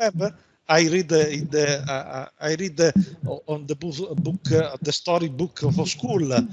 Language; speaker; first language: English; non-native, learner; Italian